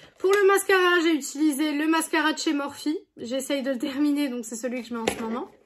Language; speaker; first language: French; native; French